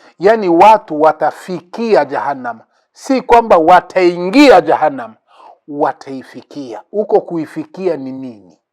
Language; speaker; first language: Swahili; native; Swahili